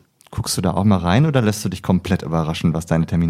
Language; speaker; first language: German; native; German